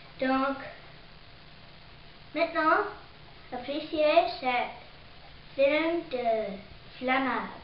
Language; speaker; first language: French; non-native, learner; English